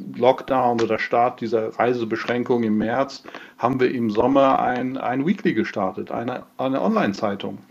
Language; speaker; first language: German; non-native, fluent; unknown